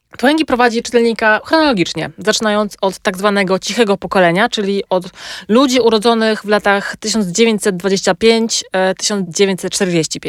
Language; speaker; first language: Polish; native; Polish